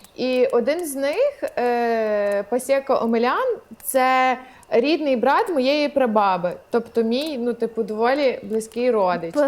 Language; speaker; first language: Ukrainian; native; Ukrainian